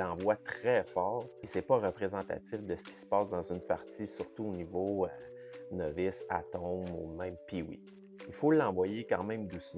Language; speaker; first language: French; native; French